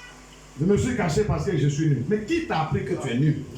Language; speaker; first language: French; non-native, local second language; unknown